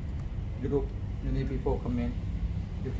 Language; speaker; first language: English; non-native, learner; Thai